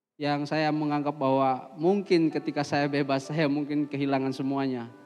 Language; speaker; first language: Indonesian; native; Indonesian